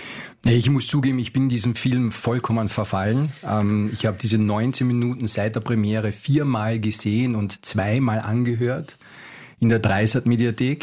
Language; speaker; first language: German; native; German